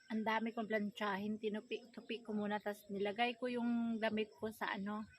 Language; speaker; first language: Filipino; native; Filipino